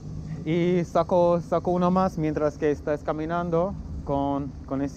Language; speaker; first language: Spanish; non-native, local second language; English